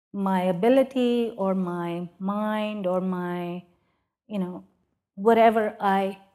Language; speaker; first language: English; non-native, local second language; Urdu